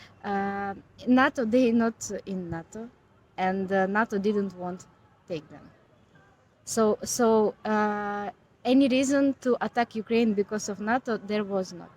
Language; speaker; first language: English; non-native, learner; Ukrainian